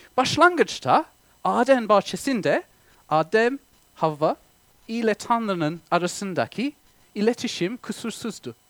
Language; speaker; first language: Turkish; non-native, fluent; English